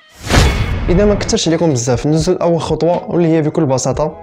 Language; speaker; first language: Arabic; native; Arabic